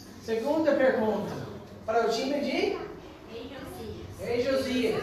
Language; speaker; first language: Portuguese; non-native, fluent; English